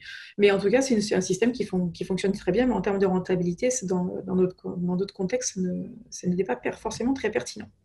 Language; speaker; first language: French; native; French